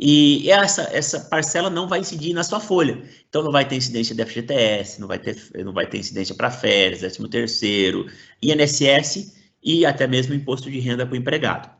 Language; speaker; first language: Portuguese; native; Portuguese